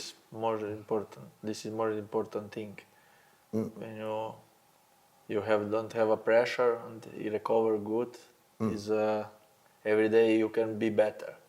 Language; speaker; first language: English; non-native, learner; Slovenian